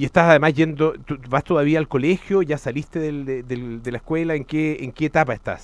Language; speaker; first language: Spanish; native; Spanish